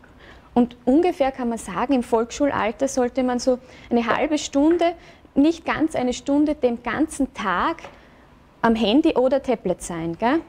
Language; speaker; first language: German; native; German